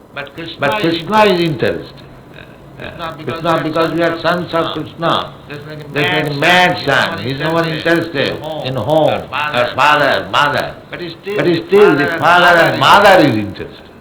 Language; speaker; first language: English; non-native, local second language; Bangla